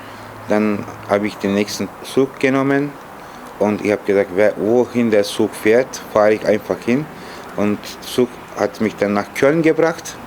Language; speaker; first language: German; non-native, fluent; Turkish